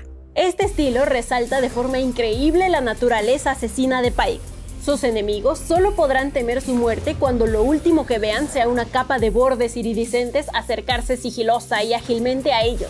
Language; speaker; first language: Spanish; native; Spanish